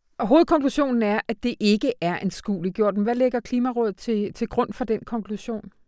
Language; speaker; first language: Danish; native; Danish